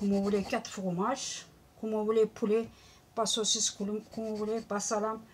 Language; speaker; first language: French; non-native, learner; Turkish